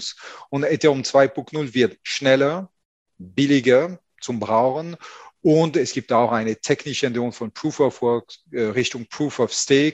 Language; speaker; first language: German; non-native, fluent; French